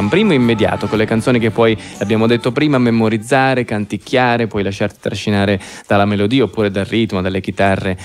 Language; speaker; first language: Italian; native; Italian